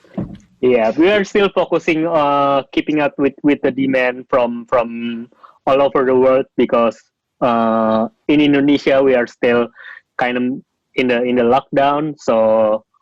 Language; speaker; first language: English; non-native, fluent; Indonesian